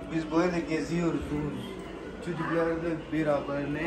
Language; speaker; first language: Turkish; non-native, learner; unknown